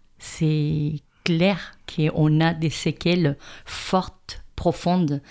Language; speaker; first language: French; non-native, fluent; Spanish